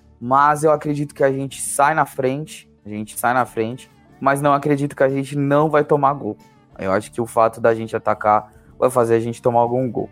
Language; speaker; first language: Portuguese; native; Portuguese